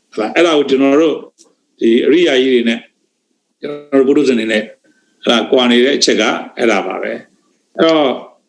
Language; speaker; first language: Burmese; native; Burmese